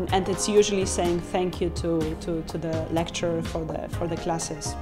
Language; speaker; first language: English; non-native, fluent; Polish